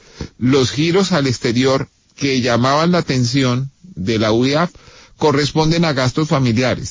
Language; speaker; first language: Spanish; native; Spanish